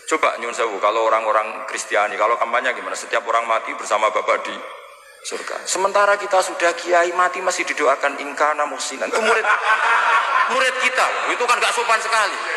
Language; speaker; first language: Indonesian; non-native, local second language; Javanese